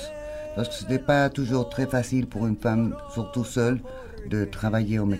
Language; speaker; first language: French; non-native, fluent; Spanish